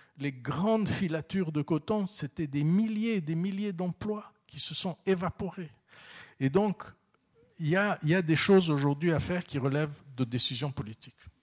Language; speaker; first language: French; early bilingual, other home language; Turkish